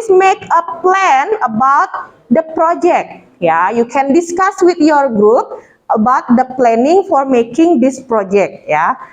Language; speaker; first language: English; non-native, fluent; Indonesian